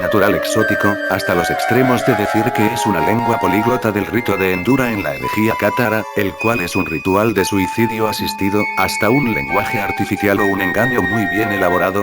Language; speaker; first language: Spanish; native; Spanish